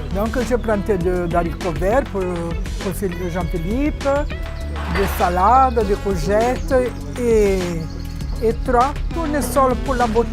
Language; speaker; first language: French; non-native, fluent; Portuguese